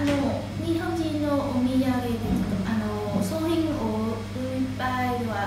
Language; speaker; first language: Japanese; non-native, learner; Vietnamese